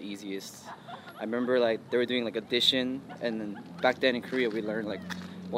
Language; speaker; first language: English; early bilingual, other home language; Korean